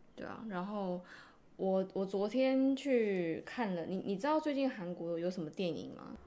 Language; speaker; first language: Chinese; native; Chinese